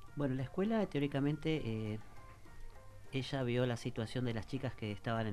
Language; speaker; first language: Spanish; native; Spanish